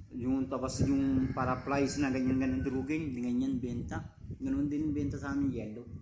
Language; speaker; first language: Filipino; non-native, learner; Punjabi